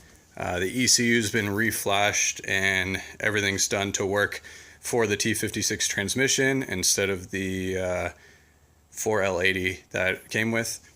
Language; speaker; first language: English; native; English